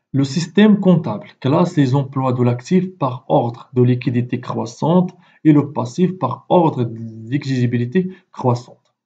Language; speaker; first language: French; non-native, local second language; Arabic